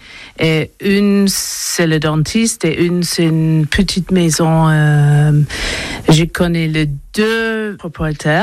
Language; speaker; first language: French; non-native, learner; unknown